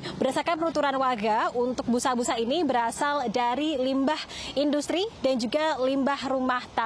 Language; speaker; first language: Indonesian; native; Indonesian